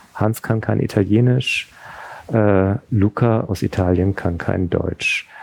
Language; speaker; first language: German; native; German